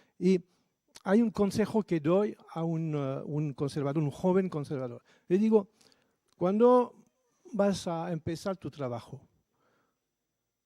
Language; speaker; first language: Spanish; non-native, fluent; French